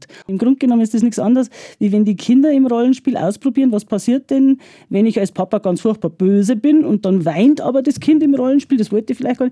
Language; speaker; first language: German; native; German